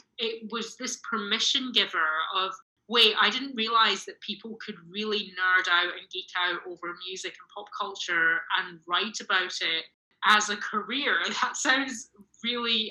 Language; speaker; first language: English; native; English